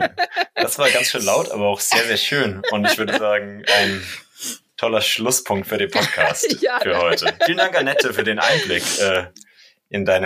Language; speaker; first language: German; native; German